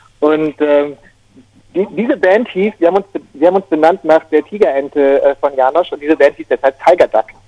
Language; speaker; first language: German; native; German